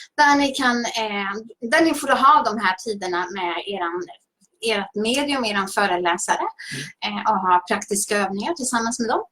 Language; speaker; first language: Swedish; native; Swedish